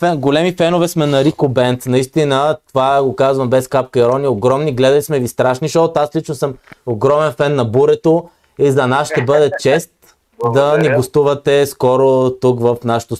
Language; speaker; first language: Bulgarian; native; Bulgarian